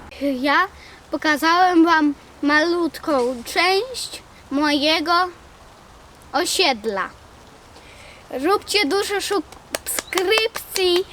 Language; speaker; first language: Polish; early bilingual, other home language; Russian